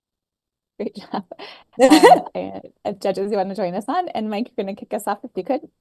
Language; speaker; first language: English; native; English